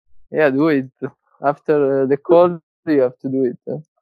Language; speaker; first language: English; non-native, fluent; Italian